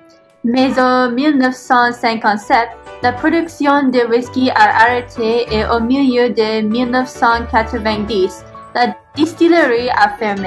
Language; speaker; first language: French; non-native, learner; English